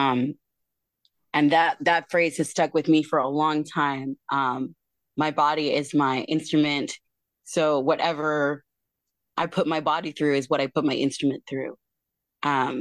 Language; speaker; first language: English; native; English